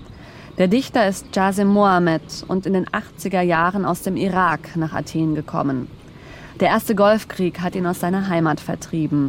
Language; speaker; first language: German; native; German